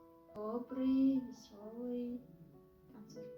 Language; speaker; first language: Russian; non-native, local second language; Kazakh